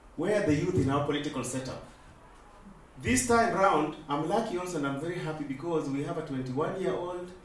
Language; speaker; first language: English; non-native, local second language; Luo (Kenya and Tanzania)